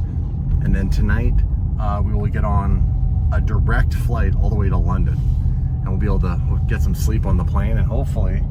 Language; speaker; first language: English; native; English